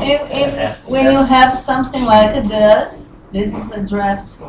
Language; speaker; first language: English; non-native, learner; Portuguese